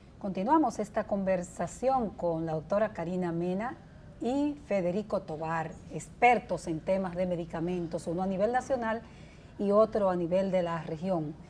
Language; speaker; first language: Spanish; native; Spanish